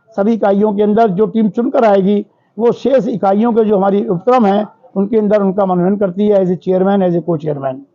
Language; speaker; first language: Hindi; native; Hindi